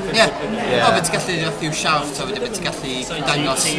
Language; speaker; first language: Welsh; native; Welsh